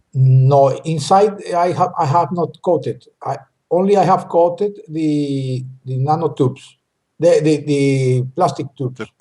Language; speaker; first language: English; non-native, learner; Spanish